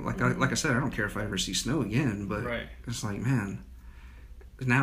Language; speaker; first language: English; native; English